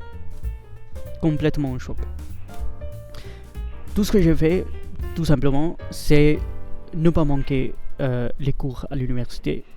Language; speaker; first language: French; non-native, fluent; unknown